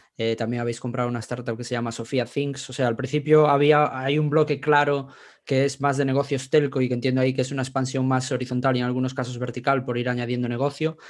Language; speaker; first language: Spanish; native; Spanish